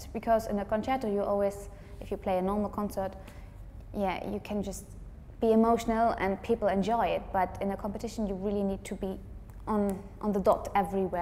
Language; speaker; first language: English; non-native, fluent; German